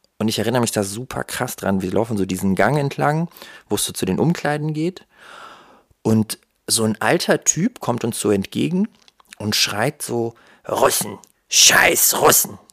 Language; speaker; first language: German; early bilingual, other home language; Russian